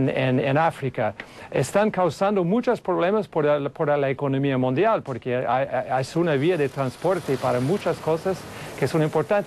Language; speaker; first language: Spanish; non-native, fluent; English